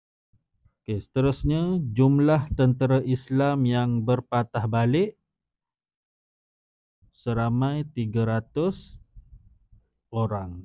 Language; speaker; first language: Malay; native; Malay